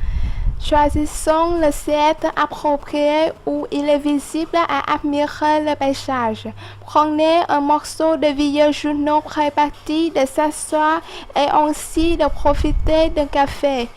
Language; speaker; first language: French; non-native, local second language; Vietnamese